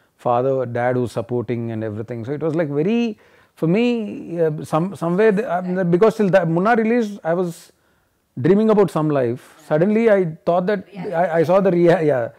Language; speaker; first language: English; non-native, local second language; Telugu